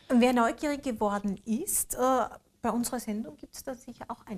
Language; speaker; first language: German; native; German